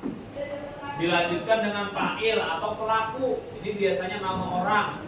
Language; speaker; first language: Indonesian; native; Indonesian